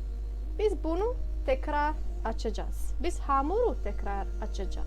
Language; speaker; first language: Turkish; non-native, fluent; Bosnian